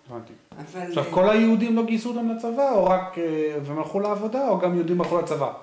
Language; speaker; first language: Hebrew; native; Hebrew